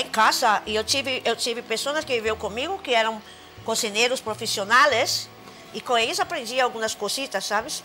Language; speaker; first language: Spanish; non-native, fluent; Portuguese